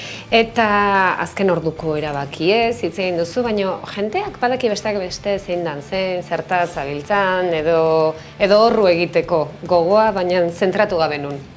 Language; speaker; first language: Basque; native; Basque